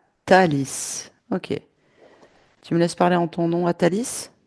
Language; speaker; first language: French; native; French